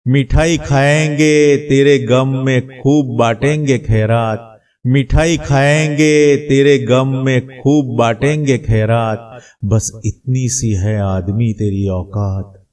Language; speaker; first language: Hindi; non-native, local second language; Gujarati